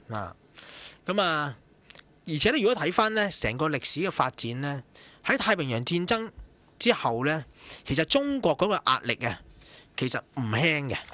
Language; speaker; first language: Cantonese; native; Cantonese